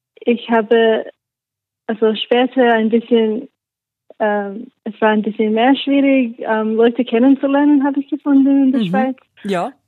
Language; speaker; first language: German; non-native, learner; English